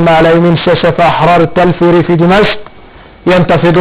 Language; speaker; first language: Arabic; native; Arabic